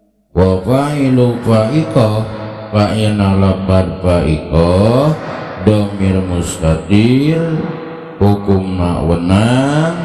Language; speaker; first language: Arabic; non-native, fluent; Sundanese